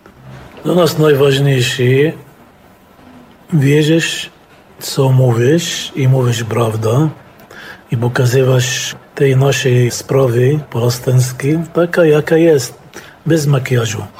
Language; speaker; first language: Polish; non-native, fluent; Arabic